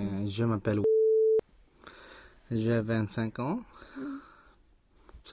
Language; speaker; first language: French; non-native, learner; Spanish